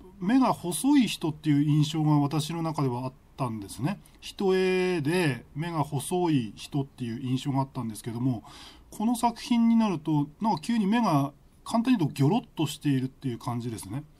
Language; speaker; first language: Japanese; native; Japanese